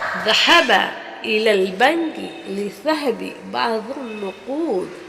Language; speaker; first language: Arabic; non-native, fluent; Urdu